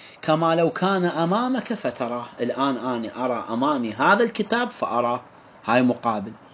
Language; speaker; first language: Arabic; native; Arabic